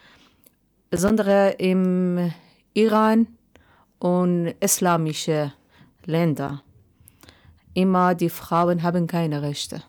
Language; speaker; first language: German; non-native, learner; Persian